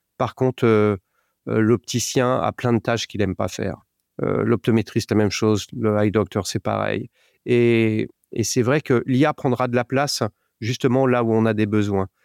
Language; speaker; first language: French; native; French